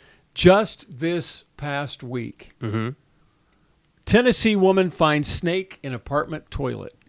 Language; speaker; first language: English; native; English